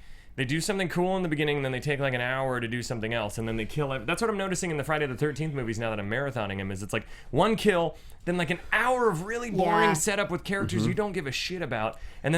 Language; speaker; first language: English; native; English